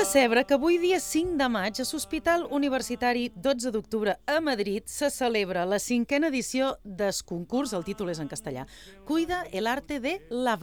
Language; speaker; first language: Catalan; native; Catalan